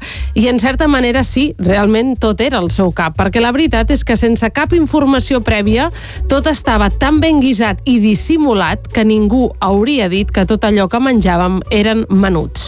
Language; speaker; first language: Catalan; native; Catalan